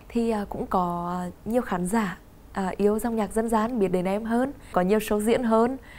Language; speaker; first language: Vietnamese; native; Vietnamese